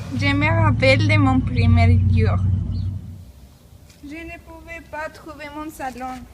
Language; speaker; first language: French; non-native, learner; Spanish